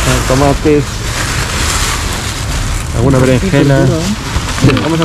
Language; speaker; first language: Spanish; non-native, fluent; Filipino